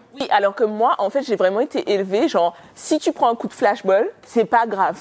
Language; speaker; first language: French; native; French